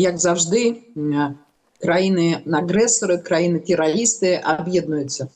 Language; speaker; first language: Ukrainian; non-native, local second language; Russian